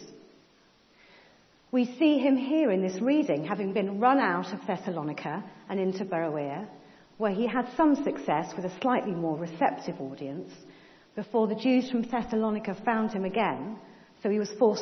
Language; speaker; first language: English; native; English